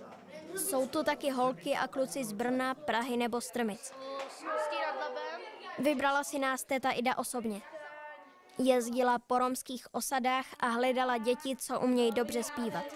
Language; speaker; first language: Czech; native; Czech